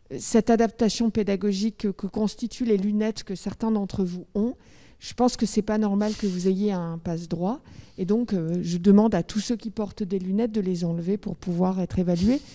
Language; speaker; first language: French; native; French